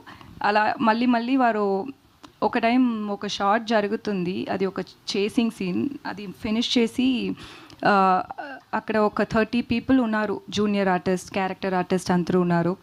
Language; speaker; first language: Telugu; non-native, learner; Tamil